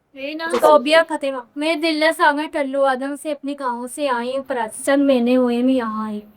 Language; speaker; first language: Urdu; non-native, local second language; Sindhi